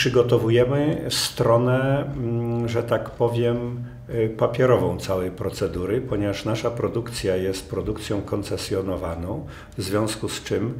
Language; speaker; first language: Polish; native; Polish